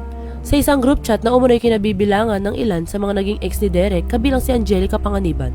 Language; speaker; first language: Filipino; native; Filipino